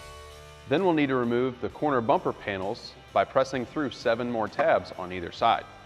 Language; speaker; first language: English; native; English